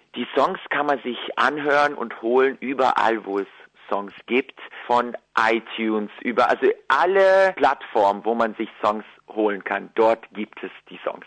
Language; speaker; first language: German; early bilingual, other home language; Russian